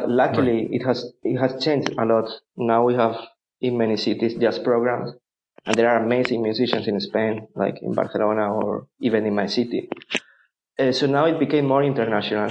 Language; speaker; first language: English; non-native, fluent; Spanish